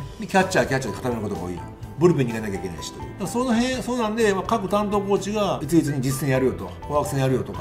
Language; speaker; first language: Japanese; native; Japanese